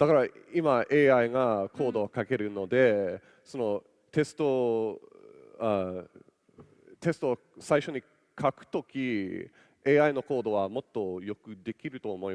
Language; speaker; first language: Japanese; non-native, local second language; English